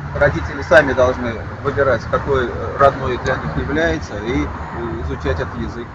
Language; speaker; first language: Russian; native; Russian